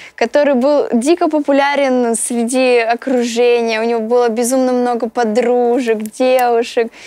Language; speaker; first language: Russian; native; Russian